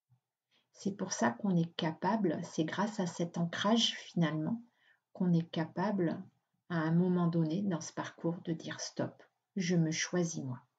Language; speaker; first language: French; native; French